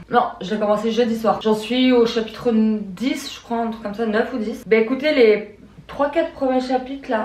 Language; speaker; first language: French; native; French